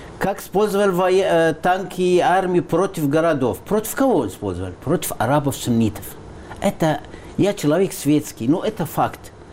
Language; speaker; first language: Russian; non-native, fluent; Arabic